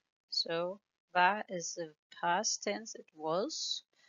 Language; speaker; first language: English; non-native, fluent; Danish